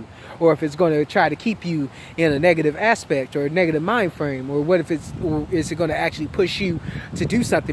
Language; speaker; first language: English; native; English